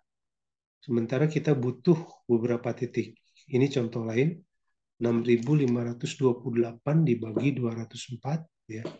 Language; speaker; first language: Indonesian; native; Indonesian